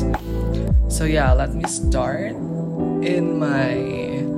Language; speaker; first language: English; non-native, local second language; Filipino